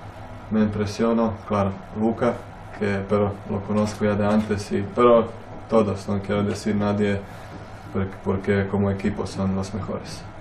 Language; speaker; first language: Spanish; non-native, fluent; Croatian